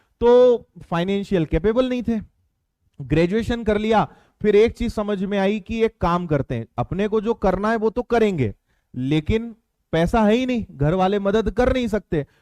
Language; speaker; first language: Hindi; native; Hindi